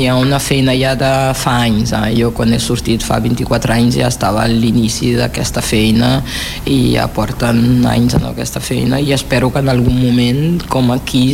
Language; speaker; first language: Catalan; non-native, fluent; Kabuverdianu